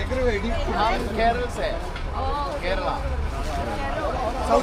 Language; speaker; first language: Hindi; non-native, local second language; Malayalam